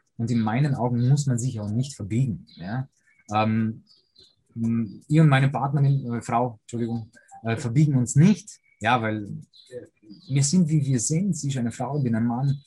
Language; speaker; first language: German; early bilingual, other home language; Polish